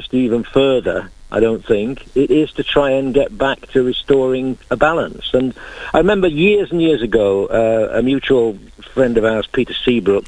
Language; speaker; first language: English; native; English